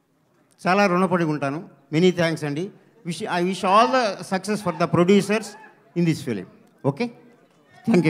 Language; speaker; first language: Telugu; native; Telugu